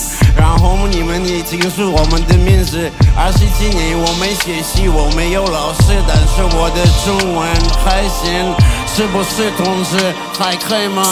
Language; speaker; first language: Chinese; non-native, learner; Russian